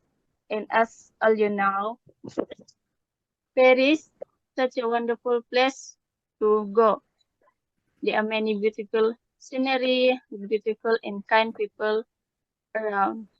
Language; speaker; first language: English; non-native, learner; Malay